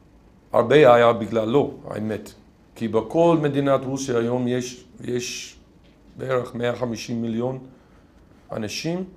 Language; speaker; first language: Hebrew; non-native, fluent; English